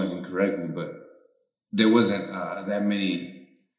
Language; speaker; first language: English; early bilingual, other home language; Spanish